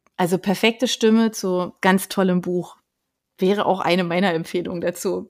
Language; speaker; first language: German; native; German